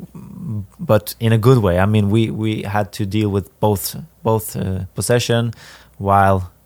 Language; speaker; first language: English; non-native, fluent; Swedish